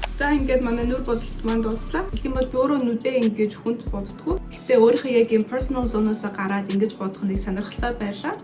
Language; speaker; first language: Mongolian; early bilingual, heritage; Mongolian